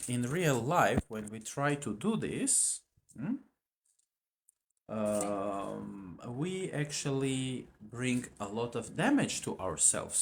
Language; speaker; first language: English; non-native, fluent; Armenian